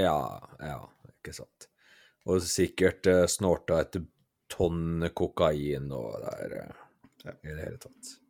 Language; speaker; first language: Norwegian; native; Norwegian